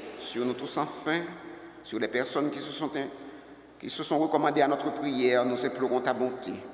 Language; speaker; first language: French; native; French